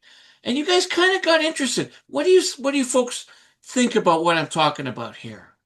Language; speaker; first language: English; native; English